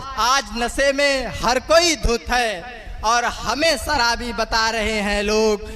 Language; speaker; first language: Hindi; native; Hindi